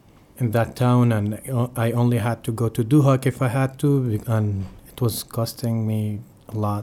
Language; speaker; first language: English; non-native, fluent; Arabic